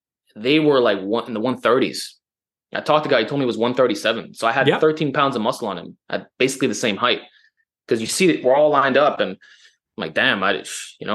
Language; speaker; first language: English; native; English